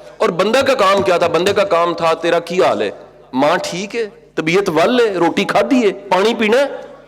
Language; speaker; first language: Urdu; non-native, local second language; Punjabi